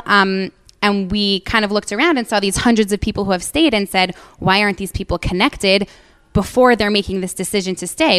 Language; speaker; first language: English; native; English